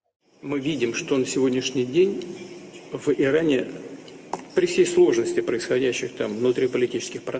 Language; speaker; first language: Russian; native; Russian